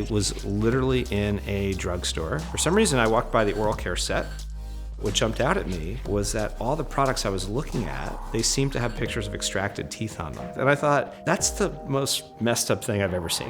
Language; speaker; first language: English; native; English